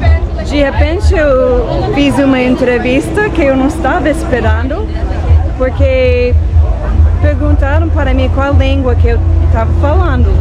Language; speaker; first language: Portuguese; non-native, fluent; English